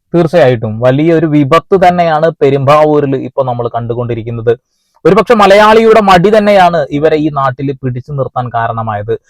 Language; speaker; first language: Malayalam; native; Malayalam